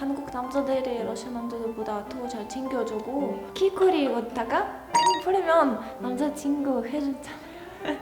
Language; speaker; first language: Korean; non-native, fluent; Russian